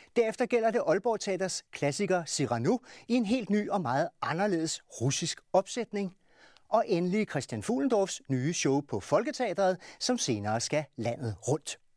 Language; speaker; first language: Danish; native; Danish